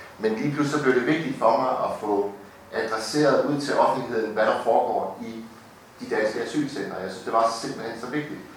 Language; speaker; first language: Danish; native; Danish